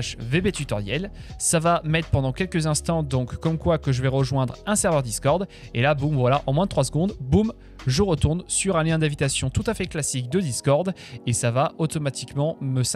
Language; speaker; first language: French; native; French